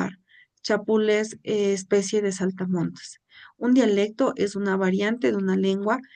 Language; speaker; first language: Spanish; native; Spanish